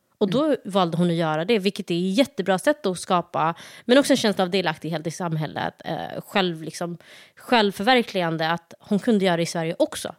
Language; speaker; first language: Swedish; early bilingual, other home language; Somali